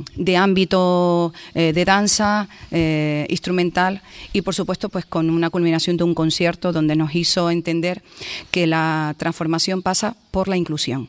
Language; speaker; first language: Spanish; native; Spanish